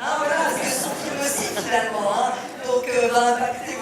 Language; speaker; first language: French; native; French